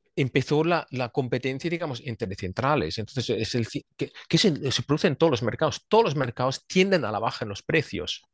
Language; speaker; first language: Spanish; non-native, fluent; Swiss German